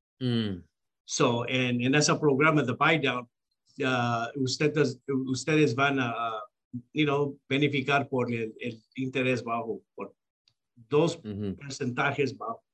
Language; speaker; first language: Spanish; early bilingual, heritage; Spanish